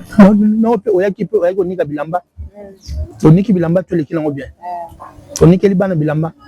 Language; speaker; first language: Lingala; native; Lingala